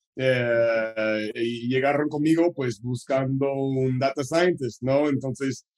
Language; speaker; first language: Spanish; non-native, fluent; English